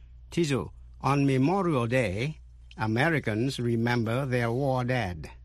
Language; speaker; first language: English; non-native, fluent; Vietnamese